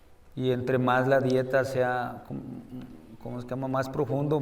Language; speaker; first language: Spanish; native; Spanish